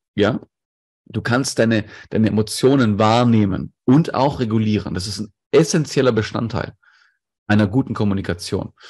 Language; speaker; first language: German; non-native, local second language; Greek